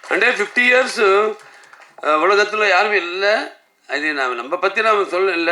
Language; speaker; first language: Tamil; non-native, local second language; Telugu